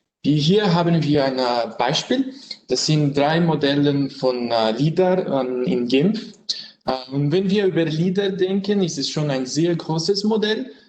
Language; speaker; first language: German; non-native, learner; French